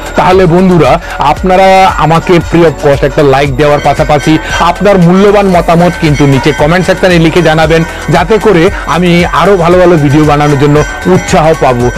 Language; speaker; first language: Bangla; non-native, local second language; Kok Borok